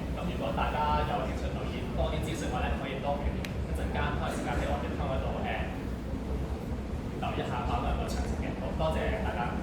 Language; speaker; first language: Cantonese; native; Cantonese